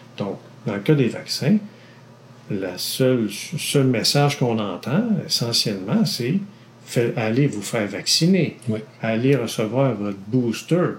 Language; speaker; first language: French; native; French